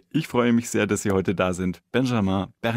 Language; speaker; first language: German; native; German